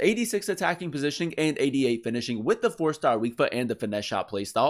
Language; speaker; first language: English; native; English